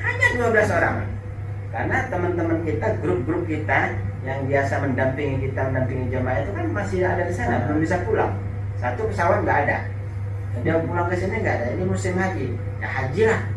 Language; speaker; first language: Indonesian; native; Indonesian